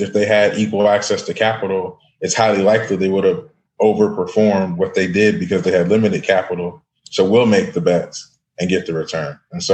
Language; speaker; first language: English; native; English